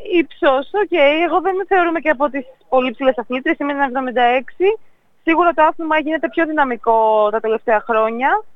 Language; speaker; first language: Greek; native; Greek